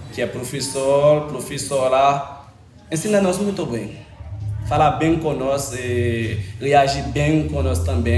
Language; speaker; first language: Portuguese; non-native, learner; Haitian Creole